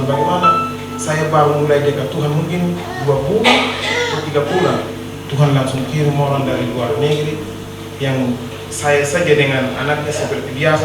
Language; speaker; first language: Indonesian; non-native, learner; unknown